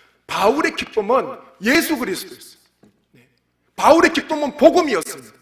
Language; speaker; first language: Korean; native; Korean